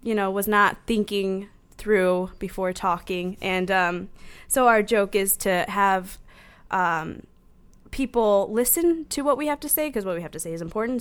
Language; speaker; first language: English; native; English